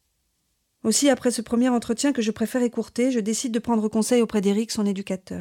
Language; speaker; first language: French; native; French